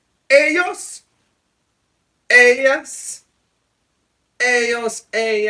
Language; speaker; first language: Spanish; non-native, fluent; French